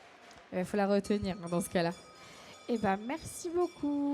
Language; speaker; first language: French; native; French